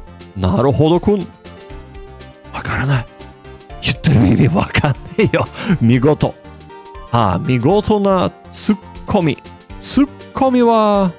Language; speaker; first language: Japanese; non-native, learner; English